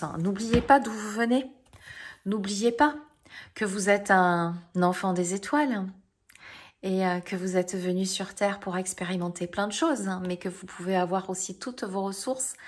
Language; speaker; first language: French; native; French